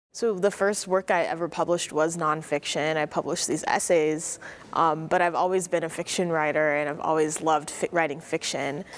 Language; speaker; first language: English; native; English